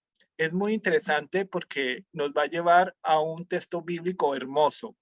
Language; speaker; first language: Spanish; native; Spanish